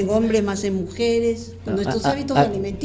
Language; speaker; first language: Spanish; native; Spanish